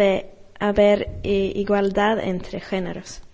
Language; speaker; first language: Spanish; non-native, fluent; Swedish